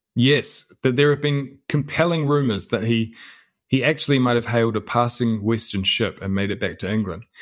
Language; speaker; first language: English; native; English